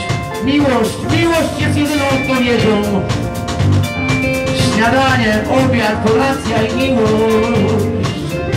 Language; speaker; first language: Polish; non-native, fluent; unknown